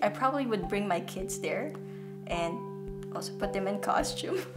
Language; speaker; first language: English; non-native, local second language; Filipino